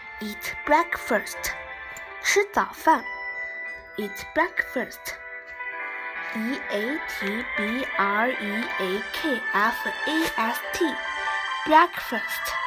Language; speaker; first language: English; non-native, fluent; Chinese